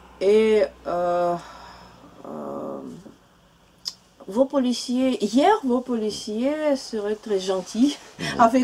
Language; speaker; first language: French; non-native, learner; Russian